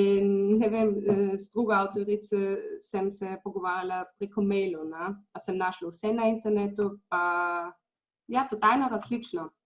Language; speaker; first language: Slovenian; non-native, fluent; German